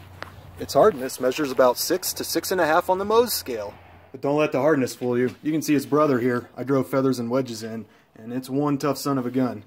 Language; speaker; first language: English; native; English